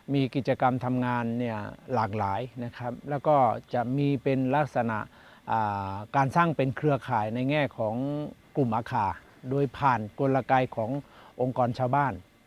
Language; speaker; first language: Thai; non-native, local second language; Akha